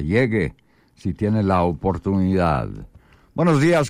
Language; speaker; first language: Spanish; early bilingual, heritage; Spanish